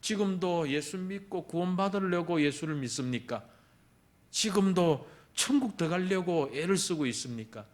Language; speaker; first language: Korean; early bilingual, heritage; Korean